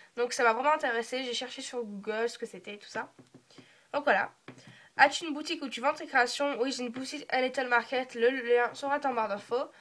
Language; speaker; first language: French; early bilingual, other home language; English